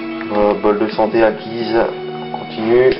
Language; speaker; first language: French; native; French